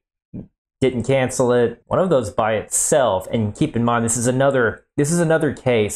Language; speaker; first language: English; native; English